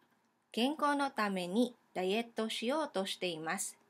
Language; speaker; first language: Japanese; non-native, fluent; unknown